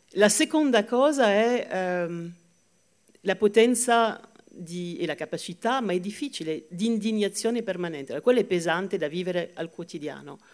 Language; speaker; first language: Italian; non-native, fluent; French